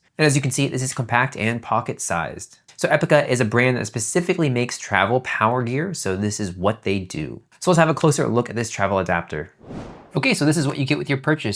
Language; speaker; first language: English; native; English